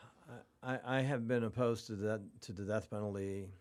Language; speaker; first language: English; non-native, fluent; Norwegian